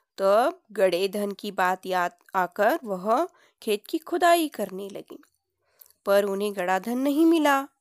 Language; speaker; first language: Hindi; non-native, local second language; Marathi